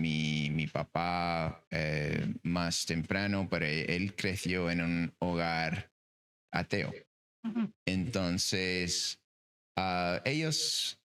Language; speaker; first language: Spanish; non-native, fluent; English